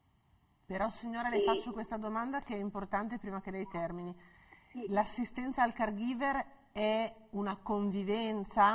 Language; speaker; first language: Italian; native; Italian